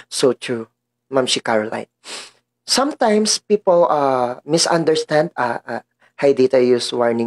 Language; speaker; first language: English; non-native, learner; Filipino